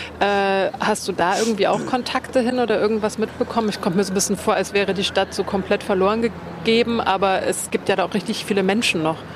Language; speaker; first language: German; native; German